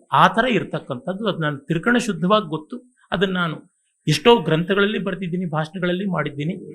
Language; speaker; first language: Kannada; native; Kannada